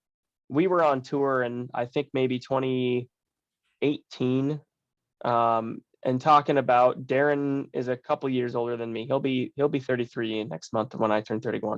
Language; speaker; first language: English; native; English